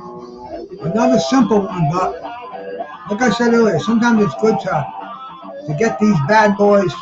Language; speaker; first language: English; native; English